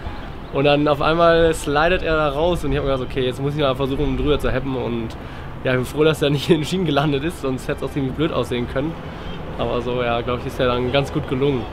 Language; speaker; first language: German; native; German